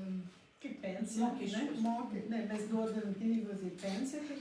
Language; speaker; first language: Lithuanian; non-native, learner; Portuguese